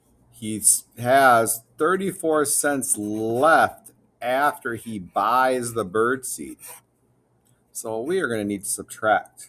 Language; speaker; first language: English; native; English